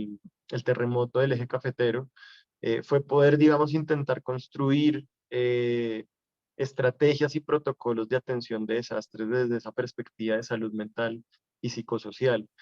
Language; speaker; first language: Spanish; native; Spanish